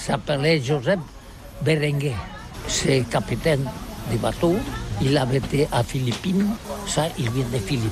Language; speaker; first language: French; non-native, learner; Catalan